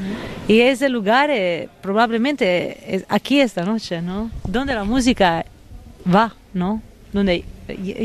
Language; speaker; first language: Spanish; non-native, fluent; Italian